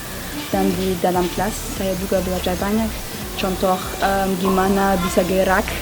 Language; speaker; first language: Indonesian; non-native, fluent; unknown